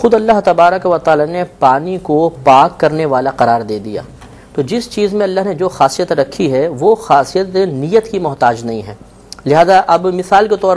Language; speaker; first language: Urdu; native; Urdu